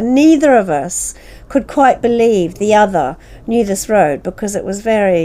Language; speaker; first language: English; native; English